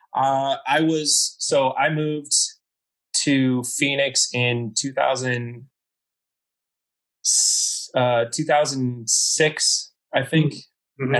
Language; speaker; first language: English; native; English